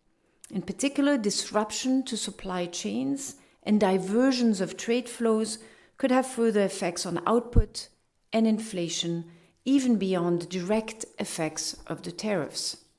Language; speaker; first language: English; non-native, fluent; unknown